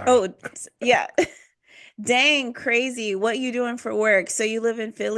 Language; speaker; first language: English; native; English